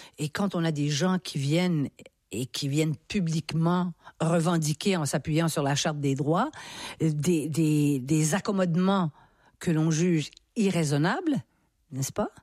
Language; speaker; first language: French; native; French